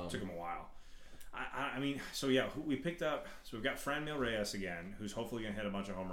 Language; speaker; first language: English; native; English